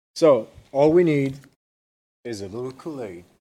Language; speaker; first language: English; non-native, fluent; Arabic